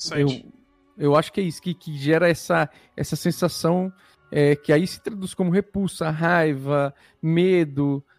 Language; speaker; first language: Portuguese; early bilingual, other home language; Italian